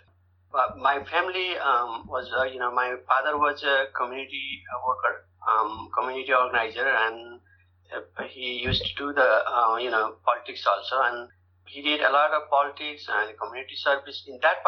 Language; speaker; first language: English; non-native, fluent; Nepali